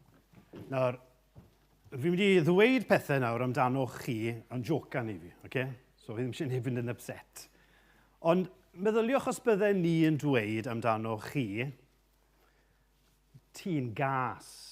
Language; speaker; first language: Welsh; native; Welsh